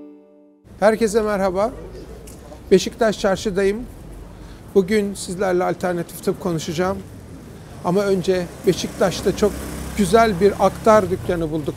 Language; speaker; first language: Turkish; native; Turkish